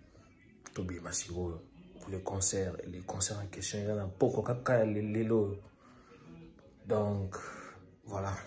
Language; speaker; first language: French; non-native, local second language; Lingala